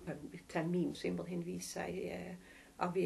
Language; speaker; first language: Danish; native; Danish